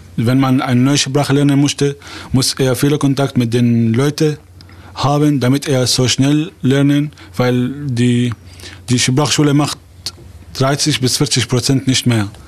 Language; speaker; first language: German; non-native, fluent; Arabic